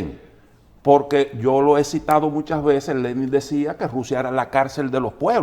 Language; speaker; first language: Spanish; native; Spanish